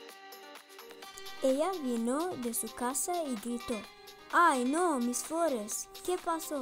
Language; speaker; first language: Spanish; non-native, learner; English